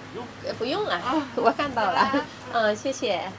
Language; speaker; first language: Chinese; non-native, learner; Indonesian